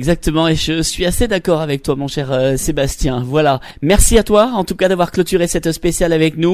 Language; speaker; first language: French; native; French